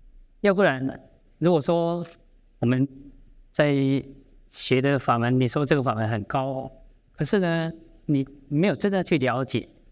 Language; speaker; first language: Chinese; native; Chinese